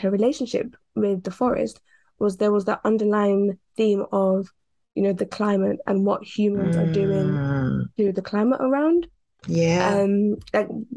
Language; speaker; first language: English; native; English